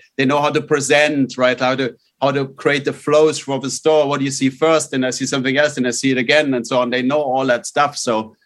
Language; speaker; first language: English; non-native, fluent; German